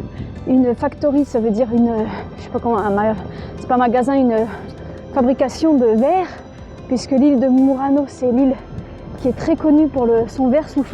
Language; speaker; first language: French; native; French